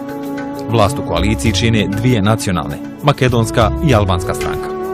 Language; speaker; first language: Bosnian; native; Bosnian